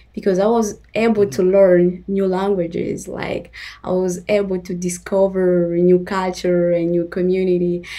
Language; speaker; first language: English; non-native, fluent; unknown